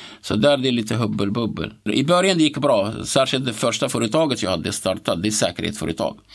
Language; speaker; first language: Swedish; non-native, fluent; Arabic